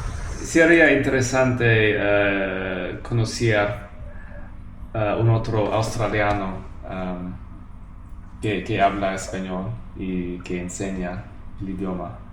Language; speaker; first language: Spanish; non-native, learner; English